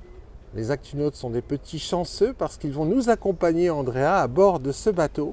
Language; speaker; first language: French; native; French